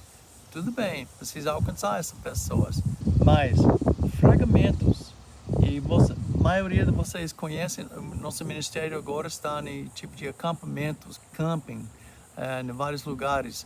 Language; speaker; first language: Portuguese; non-native, fluent; English